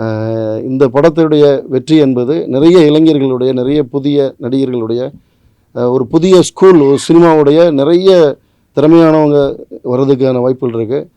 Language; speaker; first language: Tamil; native; Tamil